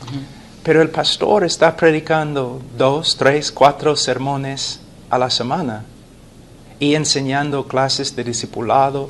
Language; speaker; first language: Spanish; non-native, fluent; English